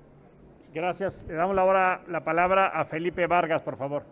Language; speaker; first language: Spanish; native; Spanish